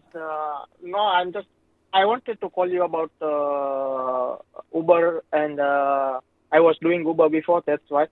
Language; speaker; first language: English; non-native, local second language; Gujarati